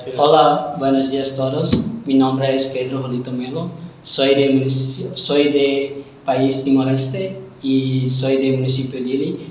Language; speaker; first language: Spanish; non-native, learner; Tetum